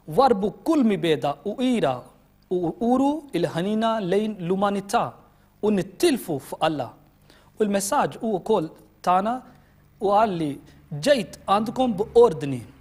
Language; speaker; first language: Maltese; non-native, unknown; Urdu